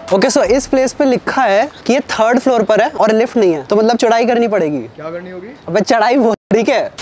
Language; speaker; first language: Hindi; native; Hindi